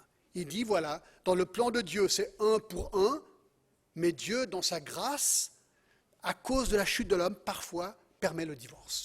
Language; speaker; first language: French; non-native, fluent; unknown